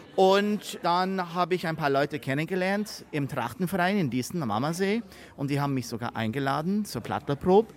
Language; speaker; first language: German; early bilingual, heritage; German